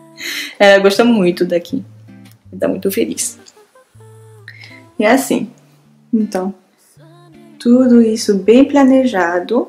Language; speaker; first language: Portuguese; non-native, fluent; French